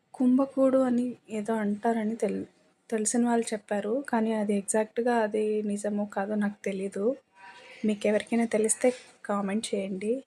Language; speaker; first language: Telugu; non-native, local second language; Lambadi